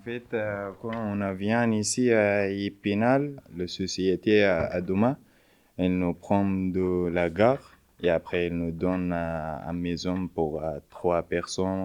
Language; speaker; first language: French; non-native, learner; Arabic